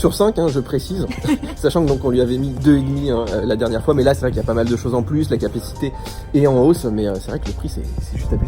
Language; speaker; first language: French; native; French